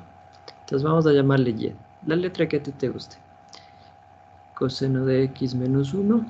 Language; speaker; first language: Spanish; native; Spanish